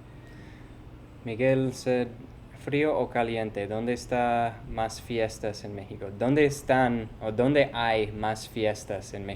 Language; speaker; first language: Spanish; non-native, fluent; English